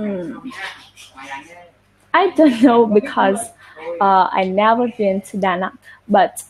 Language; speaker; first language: English; non-native, learner; Vietnamese